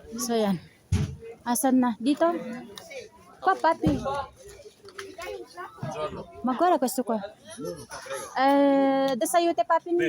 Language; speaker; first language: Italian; non-native, fluent; Filipino